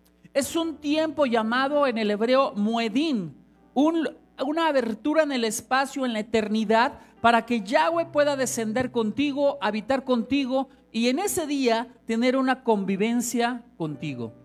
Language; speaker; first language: Spanish; native; Spanish